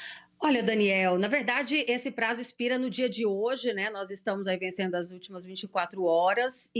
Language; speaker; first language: Portuguese; native; Portuguese